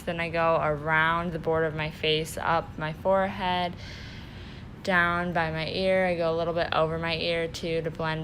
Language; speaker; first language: English; native; English